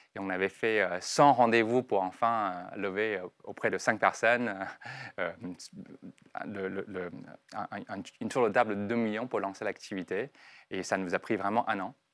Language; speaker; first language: French; non-native, fluent; Chinese